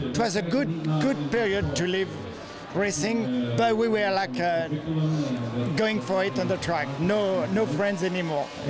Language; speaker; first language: English; non-native, fluent; French